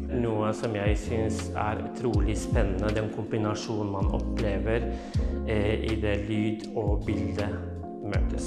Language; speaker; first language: Norwegian; non-native, fluent; Kurdish